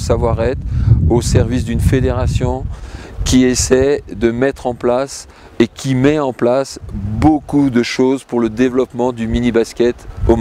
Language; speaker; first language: French; native; French